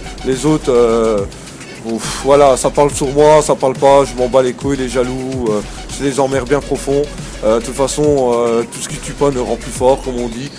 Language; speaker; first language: French; native; French